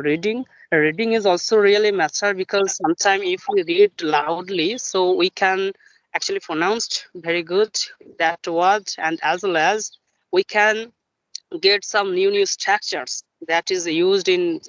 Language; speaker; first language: English; non-native, local second language; Bangla